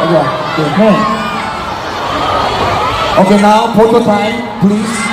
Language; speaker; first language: English; non-native, learner; Korean